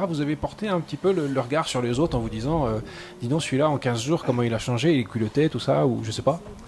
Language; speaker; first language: French; native; French